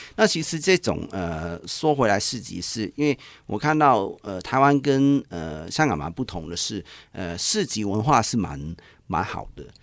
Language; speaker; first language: Chinese; non-native, local second language; Cantonese